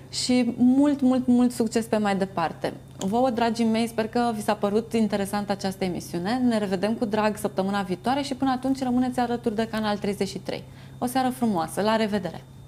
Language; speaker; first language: Romanian; native; Romanian